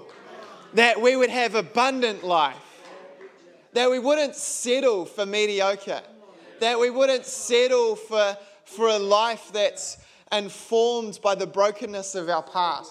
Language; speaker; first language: English; native; English